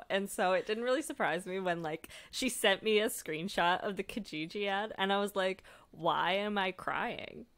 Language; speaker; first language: English; native; English